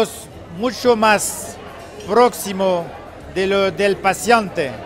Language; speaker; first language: Spanish; non-native, learner; French